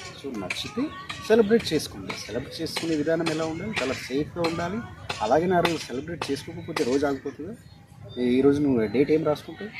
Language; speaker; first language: Telugu; non-native, local second language; Marathi